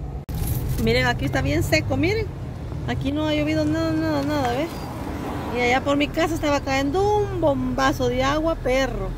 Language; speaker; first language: Spanish; native; Spanish